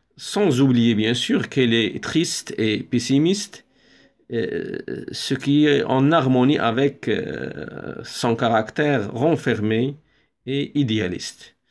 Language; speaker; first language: French; non-native, local second language; Arabic